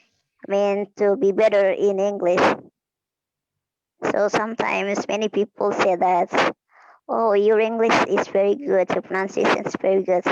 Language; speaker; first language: English; non-native, fluent; Indonesian